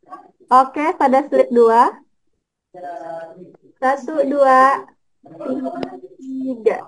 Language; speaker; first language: Indonesian; native; Indonesian